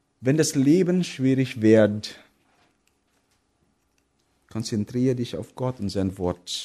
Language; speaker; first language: German; non-native, fluent; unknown